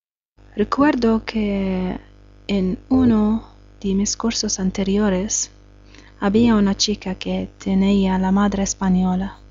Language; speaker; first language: Spanish; non-native, learner; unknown